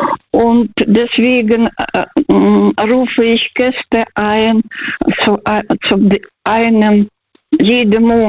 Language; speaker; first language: German; non-native, fluent; Russian